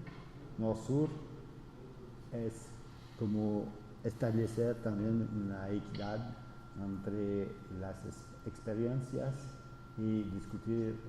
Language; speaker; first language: Spanish; non-native, fluent; French